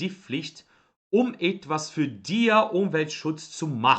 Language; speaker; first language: German; non-native, fluent; Portuguese